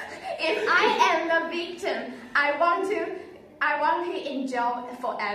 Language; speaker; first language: English; non-native, learner; Chinese